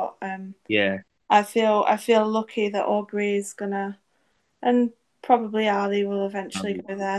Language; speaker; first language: English; native; English